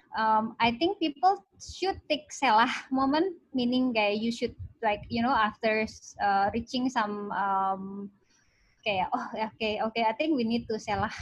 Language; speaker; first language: English; non-native, local second language; Indonesian